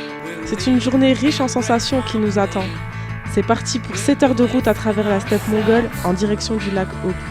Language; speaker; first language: French; native; French